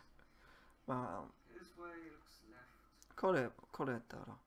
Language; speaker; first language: Japanese; non-native, learner; English